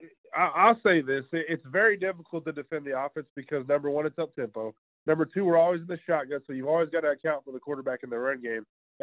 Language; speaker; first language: English; native; English